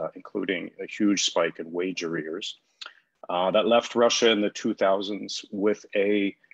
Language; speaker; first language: English; native; English